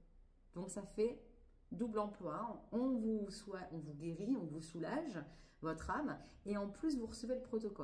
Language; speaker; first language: French; native; French